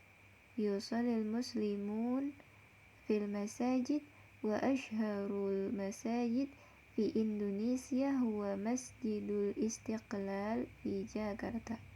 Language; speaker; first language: Arabic; non-native, fluent; Indonesian